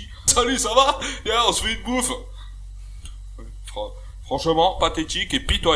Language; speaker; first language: French; native; French